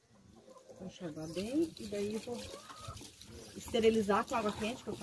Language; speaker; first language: Portuguese; native; Portuguese